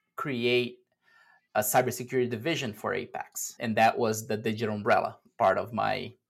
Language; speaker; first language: English; non-native, fluent; Portuguese